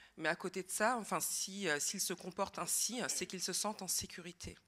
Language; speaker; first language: French; native; French